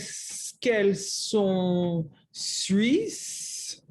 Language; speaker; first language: French; non-native, learner; English